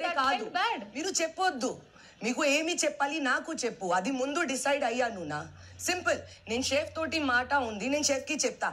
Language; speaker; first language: Telugu; non-native, learner; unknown